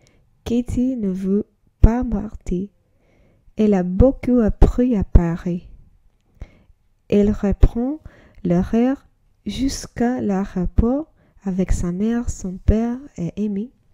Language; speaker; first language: French; non-native, learner; English